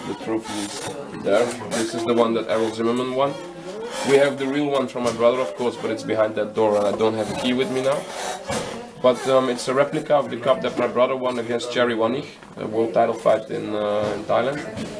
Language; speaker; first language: English; non-native, fluent; Dutch